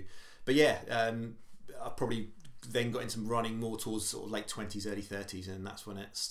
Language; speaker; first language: English; native; English